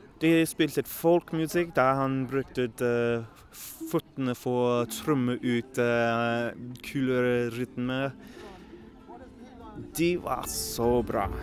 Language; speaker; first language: Norwegian; non-native, learner; English